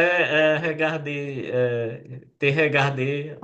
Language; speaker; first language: French; non-native, learner; Portuguese